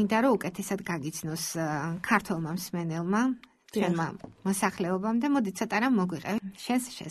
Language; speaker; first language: Georgian; native; Georgian